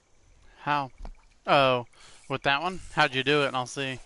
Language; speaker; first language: English; native; English